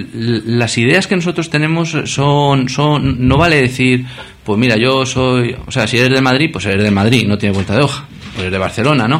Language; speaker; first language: Spanish; native; Spanish